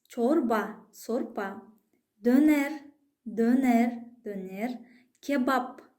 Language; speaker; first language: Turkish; non-native, fluent; Kazakh